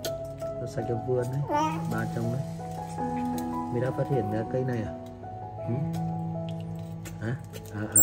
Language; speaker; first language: Vietnamese; native; Vietnamese